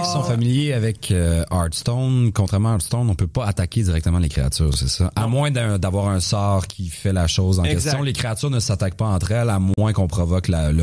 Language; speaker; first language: French; native; French